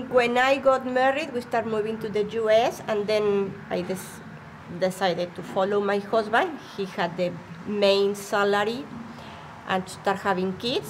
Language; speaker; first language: English; non-native, learner; Spanish